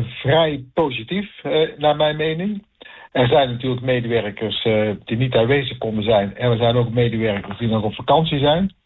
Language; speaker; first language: Dutch; native; Dutch